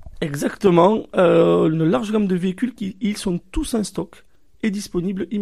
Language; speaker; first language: French; native; French